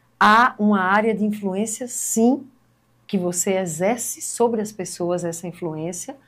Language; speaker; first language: Portuguese; native; Portuguese